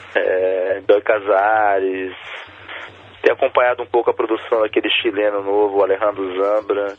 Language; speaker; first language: Portuguese; native; Portuguese